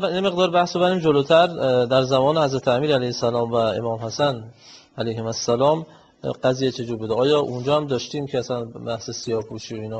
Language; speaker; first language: Persian; native; Persian